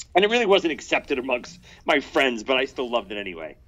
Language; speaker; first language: English; native; English